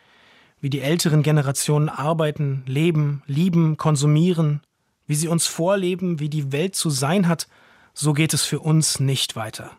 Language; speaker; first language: German; native; German